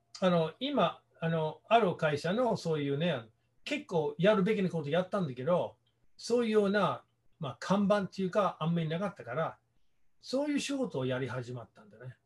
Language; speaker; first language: Japanese; non-native, fluent; English